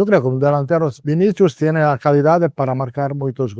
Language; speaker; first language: Portuguese; non-native, learner; Italian